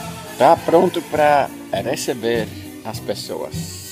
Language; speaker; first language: Portuguese; non-native, fluent; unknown